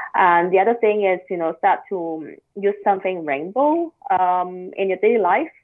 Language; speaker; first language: English; non-native, local second language; Cantonese